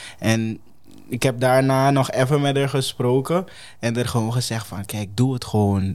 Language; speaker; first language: Dutch; non-native, fluent; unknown